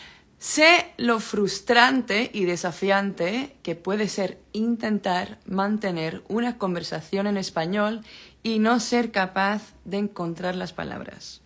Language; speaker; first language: Spanish; non-native, fluent; Dutch